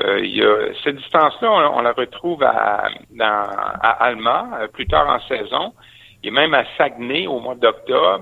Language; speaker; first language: French; native; French